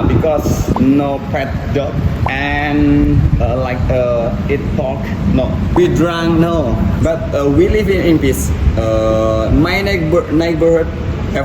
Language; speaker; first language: English; non-native, learner; Indonesian